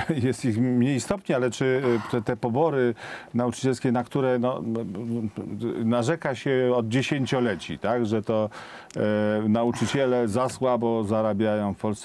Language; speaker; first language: Polish; native; Polish